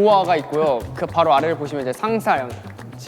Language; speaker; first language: Korean; native; Korean